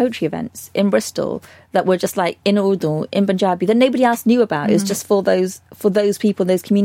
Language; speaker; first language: English; native; English